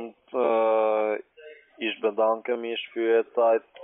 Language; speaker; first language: German; non-native, learner; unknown